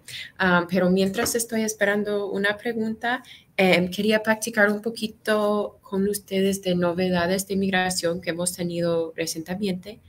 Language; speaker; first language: Spanish; non-native, fluent; English